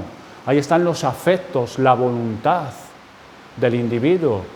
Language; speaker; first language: Spanish; native; Spanish